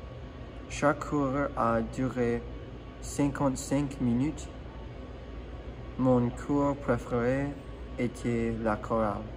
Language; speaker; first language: French; non-native, learner; English